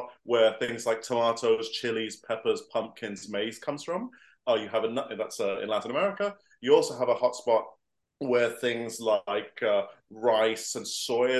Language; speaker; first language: English; native; English